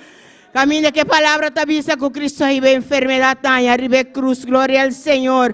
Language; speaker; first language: Spanish; non-native, learner; Papiamento